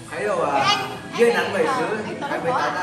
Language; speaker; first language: Chinese; non-native, fluent; Vietnamese